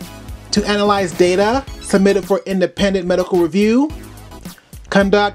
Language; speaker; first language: English; native; English